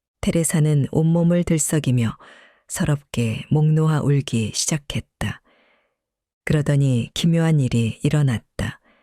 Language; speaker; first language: Korean; native; Korean